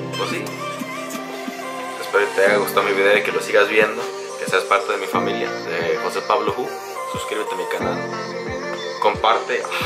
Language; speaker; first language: Spanish; early bilingual, heritage; Spanish